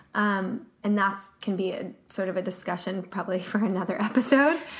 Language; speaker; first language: English; native; English